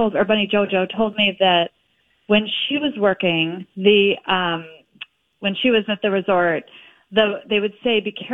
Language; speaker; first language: English; native; English